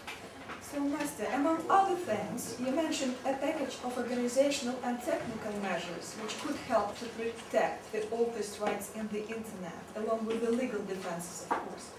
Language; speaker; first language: English; non-native, fluent; Russian